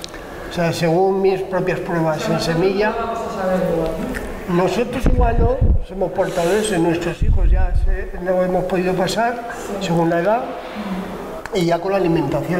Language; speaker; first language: Spanish; native; Spanish